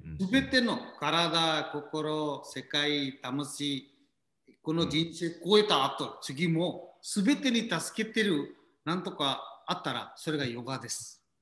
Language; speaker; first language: Japanese; non-native, learner; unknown